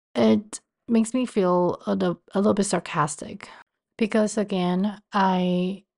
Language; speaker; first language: English; non-native, fluent; Chinese